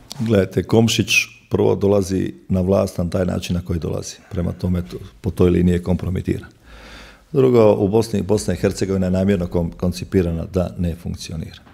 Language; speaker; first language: Croatian; native; Croatian